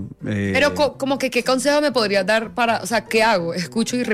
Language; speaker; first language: Spanish; native; Spanish